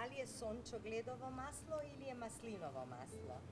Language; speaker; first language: Macedonian; native; Macedonian